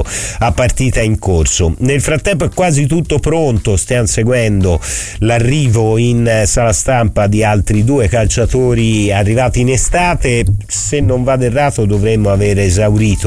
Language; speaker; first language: Italian; native; Italian